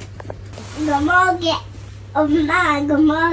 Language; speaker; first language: Korean; early bilingual, heritage; Korean